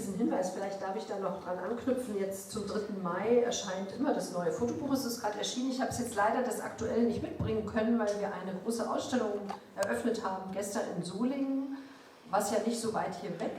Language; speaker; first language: German; native; German